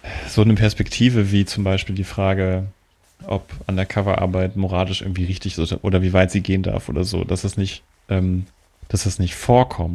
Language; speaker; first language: German; native; German